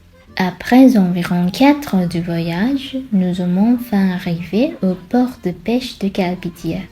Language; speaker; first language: French; non-native, fluent; Sinhala